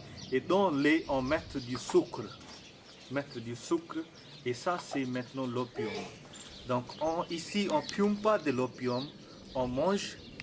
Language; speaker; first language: French; non-native, learner; Hindi